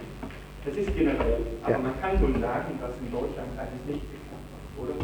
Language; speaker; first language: German; non-native, fluent; Italian